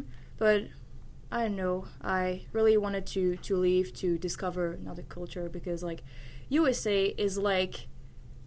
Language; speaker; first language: English; non-native, learner; French